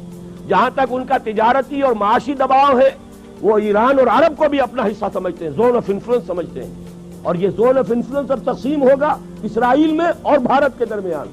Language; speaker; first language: Urdu; native; Urdu